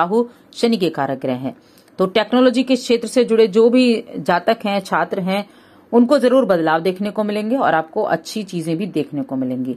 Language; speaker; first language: Hindi; native; Hindi